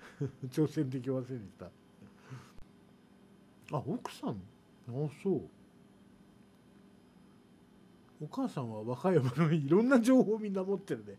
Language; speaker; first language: Japanese; native; Japanese